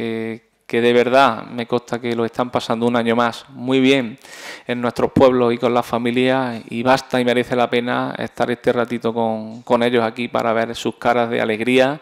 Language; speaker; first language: Spanish; native; Spanish